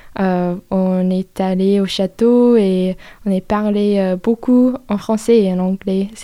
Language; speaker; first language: French; non-native, learner; English